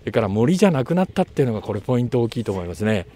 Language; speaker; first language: Japanese; native; Japanese